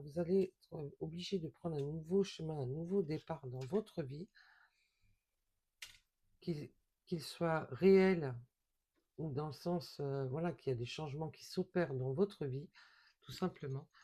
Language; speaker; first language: French; native; French